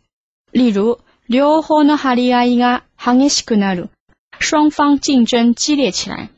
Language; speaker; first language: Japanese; non-native, fluent; Chinese